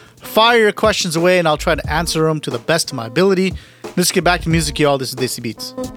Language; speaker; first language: English; early bilingual, other home language; Punjabi